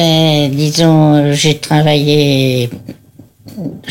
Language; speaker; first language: French; native; French